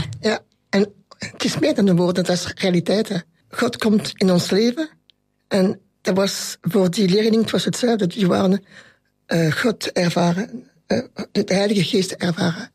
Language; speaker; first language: Dutch; non-native, local second language; French